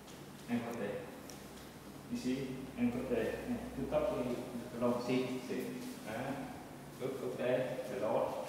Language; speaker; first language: French; non-native, learner; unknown